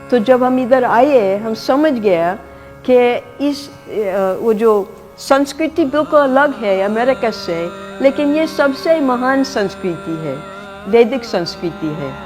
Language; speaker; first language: Hindi; non-native, fluent; English